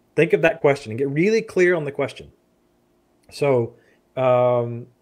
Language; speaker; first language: English; native; English